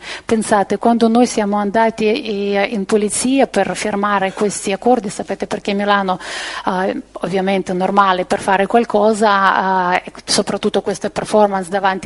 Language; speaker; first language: Italian; non-native, fluent; Ukrainian